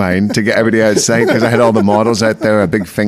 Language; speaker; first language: English; native; English